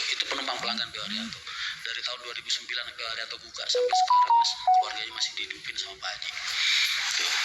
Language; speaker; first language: Indonesian; native; Indonesian